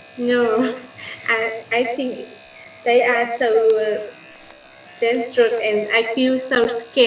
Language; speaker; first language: English; non-native, learner; Vietnamese